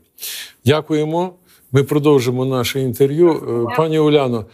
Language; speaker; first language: Ukrainian; native; Ukrainian